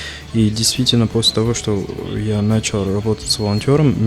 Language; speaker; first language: Russian; non-native, fluent; Arabic